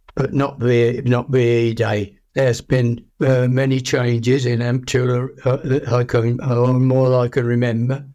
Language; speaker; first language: English; native; English